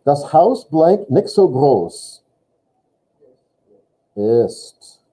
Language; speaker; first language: German; non-native, fluent; English